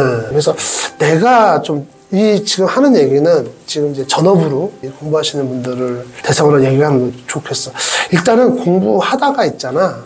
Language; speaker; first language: Korean; native; Korean